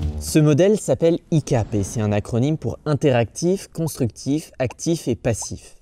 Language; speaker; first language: French; native; French